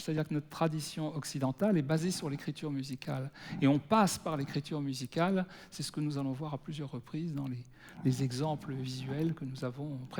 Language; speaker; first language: French; native; French